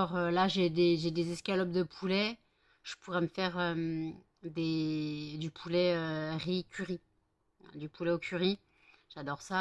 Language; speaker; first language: French; native; French